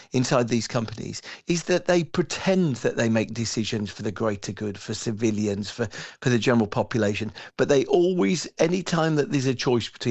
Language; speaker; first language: English; native; English